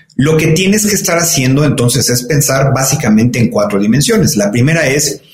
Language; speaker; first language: Spanish; native; Spanish